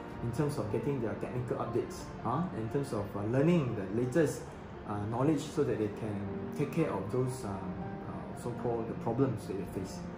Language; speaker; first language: English; non-native, local second language; Chinese